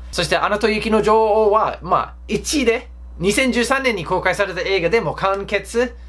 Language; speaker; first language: Japanese; non-native, fluent; English